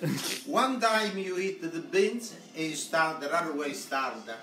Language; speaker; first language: English; non-native, local second language; Italian